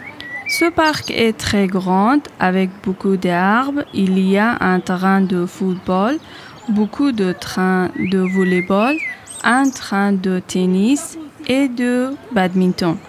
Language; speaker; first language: French; non-native, learner; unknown